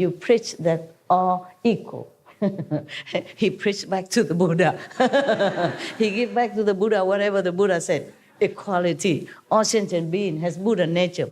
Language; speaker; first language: English; non-native, fluent; Vietnamese